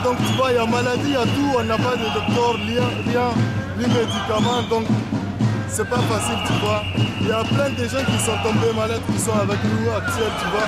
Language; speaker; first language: French; non-native, learner; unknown